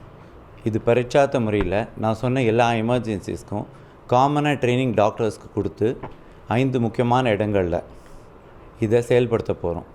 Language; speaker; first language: Tamil; native; Tamil